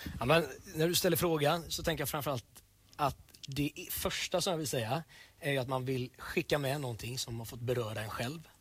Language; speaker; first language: Swedish; native; Swedish